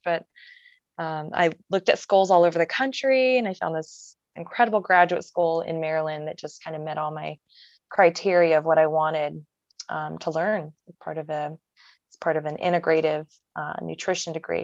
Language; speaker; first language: English; native; English